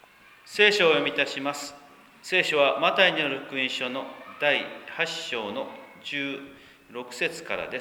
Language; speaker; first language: Japanese; native; Japanese